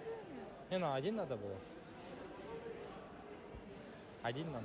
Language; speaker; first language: Russian; non-native, local second language; Kazakh